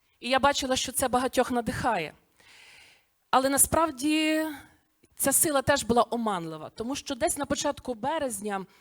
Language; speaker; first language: Ukrainian; native; Ukrainian